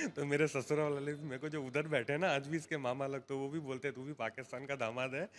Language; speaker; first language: Hindi; non-native, local second language; Gujarati